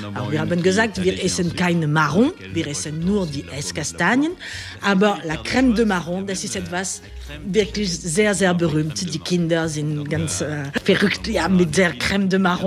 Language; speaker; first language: German; non-native, learner; French